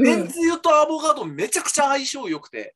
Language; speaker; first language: Japanese; native; Japanese